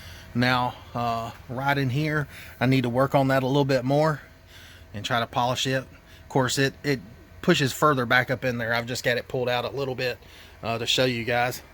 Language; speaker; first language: English; native; English